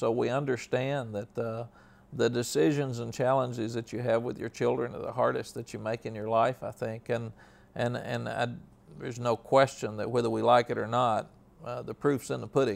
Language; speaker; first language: English; native; English